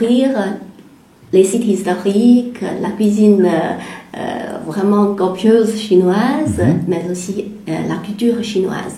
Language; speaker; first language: French; non-native, fluent; Chinese